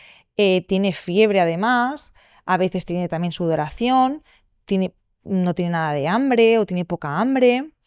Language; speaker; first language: Spanish; native; Spanish